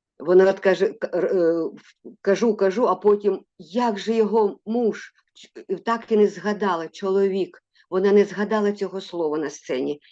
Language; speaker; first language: Ukrainian; non-native, local second language; Russian